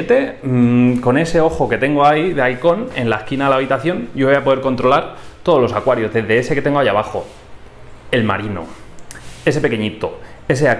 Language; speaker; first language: Spanish; native; Spanish